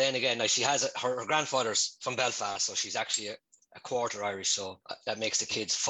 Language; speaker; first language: English; native; English